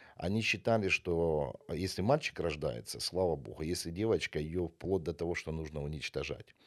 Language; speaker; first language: Russian; non-native, local second language; Ukrainian